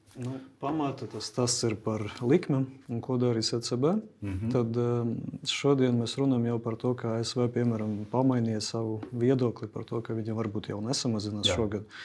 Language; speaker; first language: Latvian; non-native, local second language; Russian